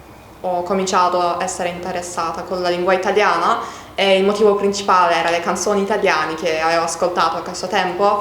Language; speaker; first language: Italian; non-native, learner; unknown